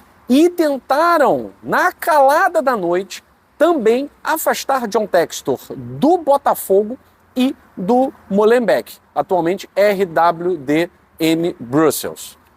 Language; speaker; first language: Portuguese; native; Portuguese